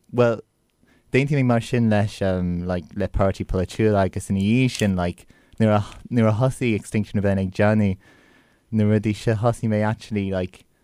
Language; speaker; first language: Irish; non-native, local second language; English